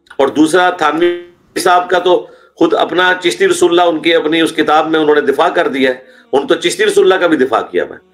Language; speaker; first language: Urdu; non-native, local second language; Punjabi